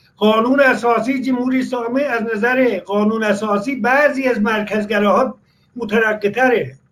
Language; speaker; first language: Persian; non-native, local second language; Azerbaijani